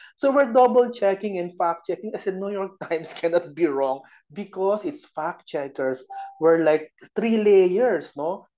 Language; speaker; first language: English; non-native, local second language; Bikol